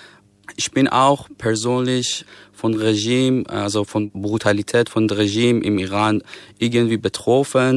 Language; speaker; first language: German; non-native, fluent; Persian